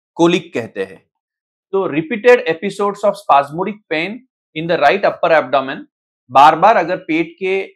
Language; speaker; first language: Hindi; non-native, local second language; Marathi